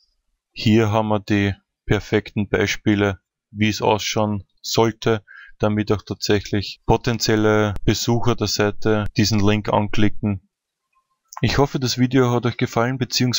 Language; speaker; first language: German; native; German